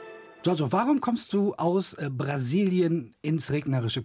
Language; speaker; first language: German; native; German